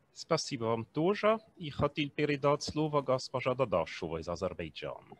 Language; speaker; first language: Russian; non-native, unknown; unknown